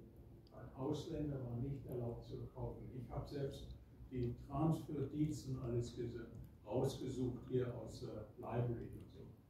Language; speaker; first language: German; early bilingual, heritage; German